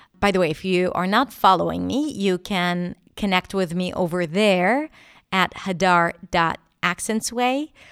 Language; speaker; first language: English; non-native, fluent; Hebrew